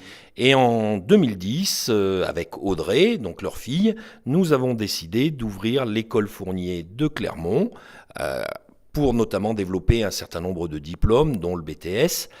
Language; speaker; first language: French; native; French